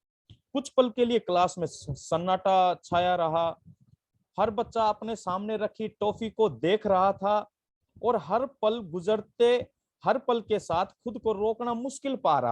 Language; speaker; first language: Hindi; native; Hindi